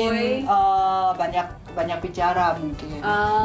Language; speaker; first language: Indonesian; non-native, fluent; Korean